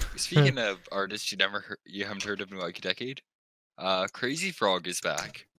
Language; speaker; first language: English; native; English